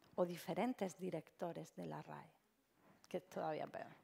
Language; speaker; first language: Spanish; native; Spanish